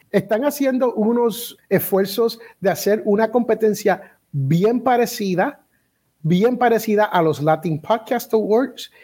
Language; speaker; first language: Spanish; native; Spanish